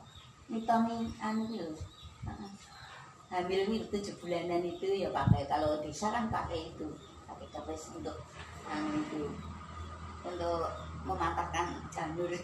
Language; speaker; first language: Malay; non-native, local second language; Javanese